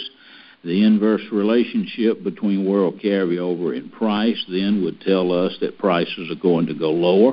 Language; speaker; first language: English; native; English